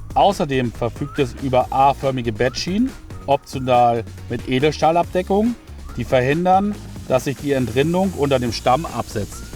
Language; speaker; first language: German; native; German